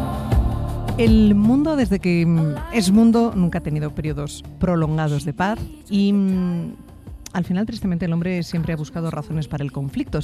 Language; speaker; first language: Spanish; native; Spanish